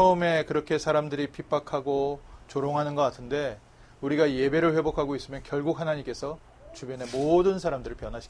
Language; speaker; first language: Korean; native; Korean